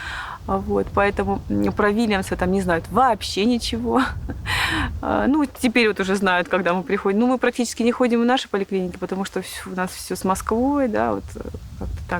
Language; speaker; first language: Russian; native; Russian